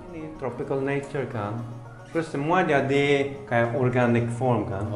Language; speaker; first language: Indonesian; non-native, fluent; Swedish